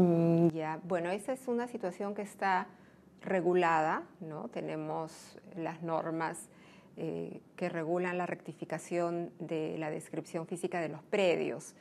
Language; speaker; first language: Spanish; native; Spanish